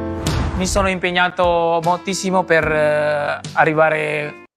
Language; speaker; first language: Italian; non-native, learner; Indonesian